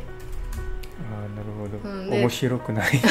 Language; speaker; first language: Japanese; non-native, learner; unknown